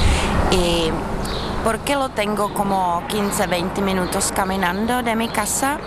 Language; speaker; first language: Spanish; non-native, fluent; Czech